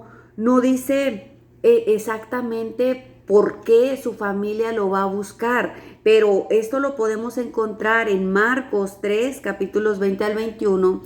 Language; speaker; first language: Spanish; native; Spanish